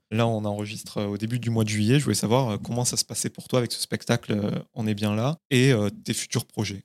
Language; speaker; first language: French; native; French